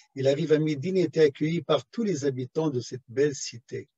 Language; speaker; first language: French; non-native, local second language; Arabic